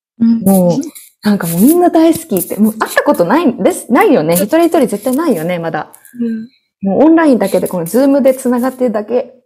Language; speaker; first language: Japanese; native; Japanese